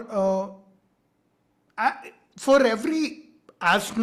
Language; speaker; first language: English; non-native, local second language; Malayalam